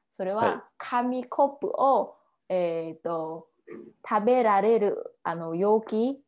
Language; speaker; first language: Japanese; non-native, learner; Vietnamese